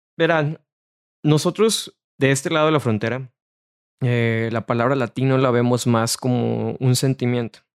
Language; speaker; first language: Spanish; native; Spanish